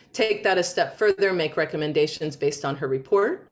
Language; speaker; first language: English; native; English